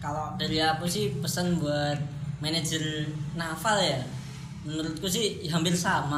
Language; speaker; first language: Indonesian; native; Indonesian